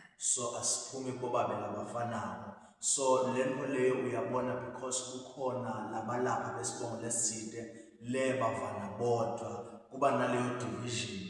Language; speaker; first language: Zulu; native; Zulu